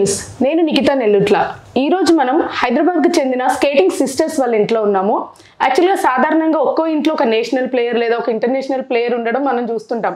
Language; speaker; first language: Telugu; native; Telugu